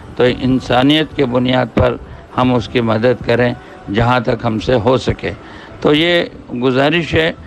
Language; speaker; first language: Urdu; native; Urdu